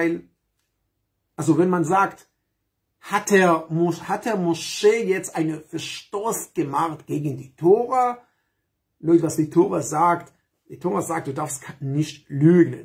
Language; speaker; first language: German; non-native, fluent; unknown